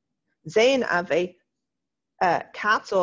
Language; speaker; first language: French; non-native, fluent; English